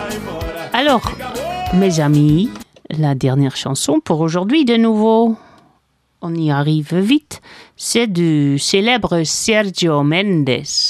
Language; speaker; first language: French; non-native, fluent; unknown